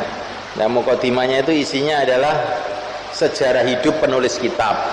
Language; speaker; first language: Indonesian; native; Indonesian